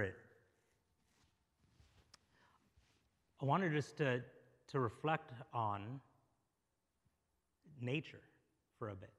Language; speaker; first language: English; native; English